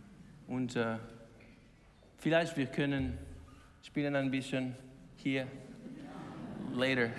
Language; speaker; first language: German; non-native, learner; English